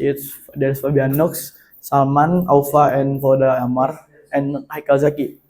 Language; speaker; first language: English; non-native, learner; Indonesian